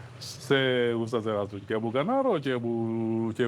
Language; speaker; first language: Basque; non-native, learner; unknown